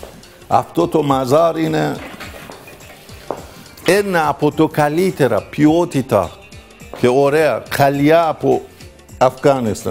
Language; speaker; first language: Greek; non-native, learner; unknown